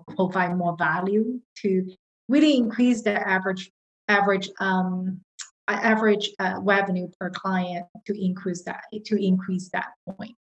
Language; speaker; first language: English; non-native, local second language; Cantonese